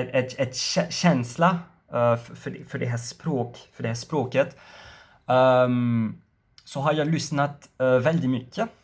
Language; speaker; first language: Swedish; non-native, learner; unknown